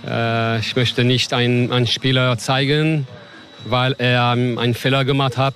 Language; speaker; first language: German; non-native, learner; French